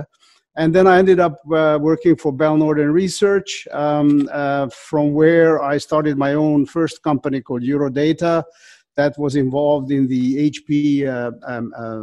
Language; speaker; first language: English; non-native, fluent; Slovak